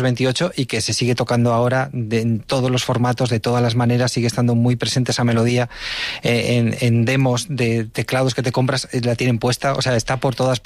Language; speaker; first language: Spanish; native; Spanish